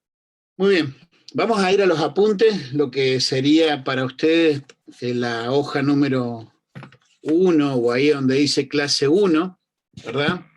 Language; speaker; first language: Spanish; native; Spanish